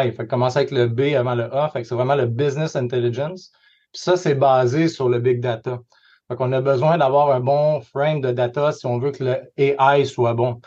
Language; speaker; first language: French; native; French